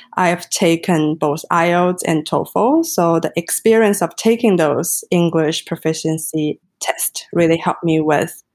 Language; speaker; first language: English; non-native, fluent; Chinese